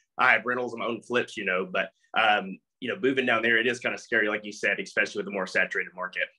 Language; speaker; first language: English; native; English